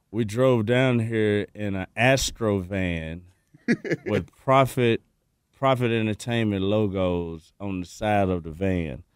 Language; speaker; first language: English; native; English